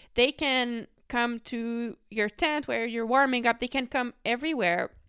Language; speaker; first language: English; non-native, fluent; French